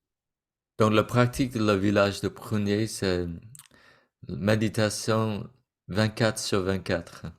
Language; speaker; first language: French; non-native, fluent; Vietnamese